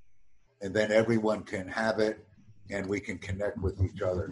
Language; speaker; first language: English; non-native, fluent; Romanian